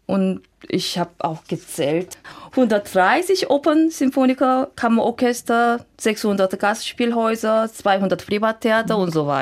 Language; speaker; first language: German; non-native, fluent; Korean